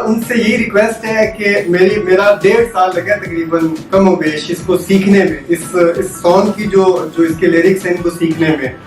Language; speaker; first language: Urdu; non-native, local second language; Punjabi